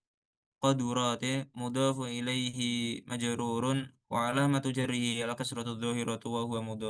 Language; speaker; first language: Arabic; non-native, learner; Indonesian